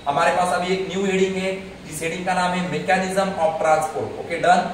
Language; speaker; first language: Hindi; non-native, local second language; Marathi